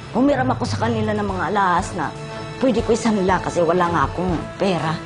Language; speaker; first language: Filipino; native; Filipino